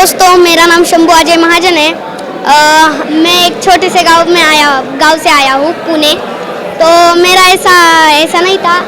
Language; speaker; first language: Hindi; non-native, local second language; Marathi